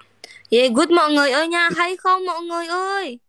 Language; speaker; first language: Vietnamese; non-native, learner; Indonesian